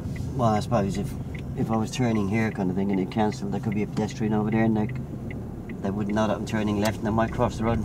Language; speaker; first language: English; native; English